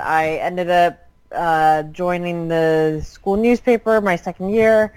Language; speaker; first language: English; early bilingual, other home language; Filipino